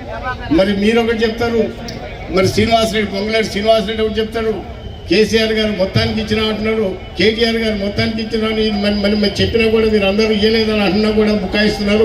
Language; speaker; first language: Telugu; native; Telugu